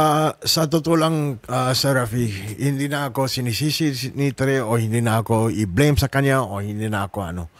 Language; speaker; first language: Filipino; non-native, learner; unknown